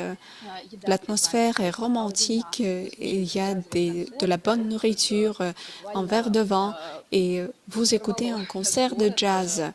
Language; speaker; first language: French; non-native, fluent; Russian